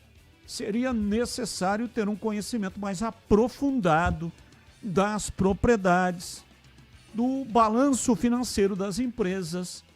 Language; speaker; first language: Portuguese; native; Portuguese